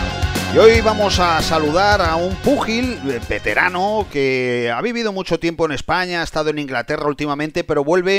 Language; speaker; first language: Spanish; native; Spanish